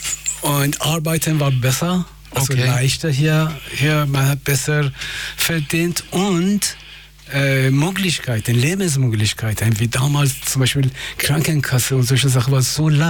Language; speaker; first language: German; non-native, fluent; Persian